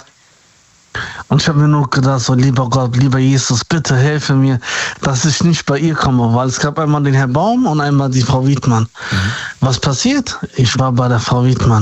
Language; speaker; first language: German; native; German